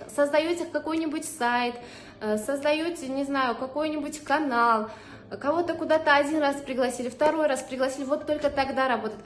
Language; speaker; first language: Russian; non-native, local second language; Uzbek